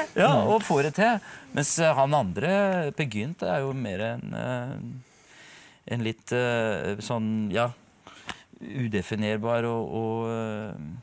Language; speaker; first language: Norwegian; native; Norwegian